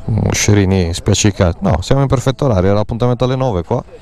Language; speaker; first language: Italian; native; Italian